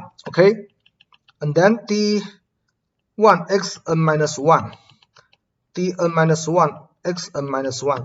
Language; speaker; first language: English; non-native, fluent; Chinese